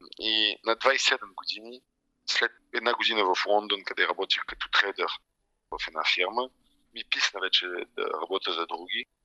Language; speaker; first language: Bulgarian; early bilingual, heritage; Bulgarian